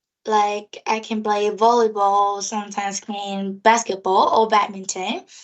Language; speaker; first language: English; non-native, learner; Vietnamese